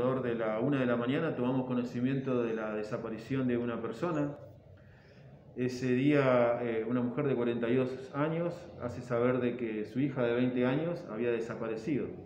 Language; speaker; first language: Spanish; native; Spanish